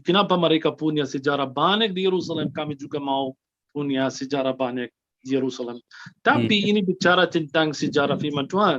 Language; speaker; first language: Indonesian; non-native, fluent; Arabic